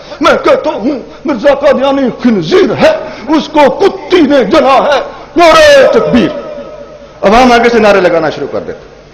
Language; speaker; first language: Urdu; non-native, local second language; Punjabi